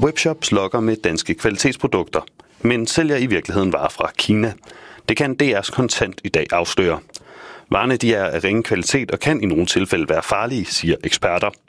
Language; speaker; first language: Danish; native; Danish